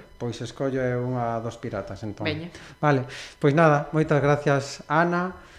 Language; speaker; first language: Galician; non-native, local second language; Spanish